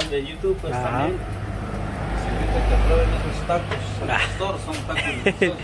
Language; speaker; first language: Spanish; native; Spanish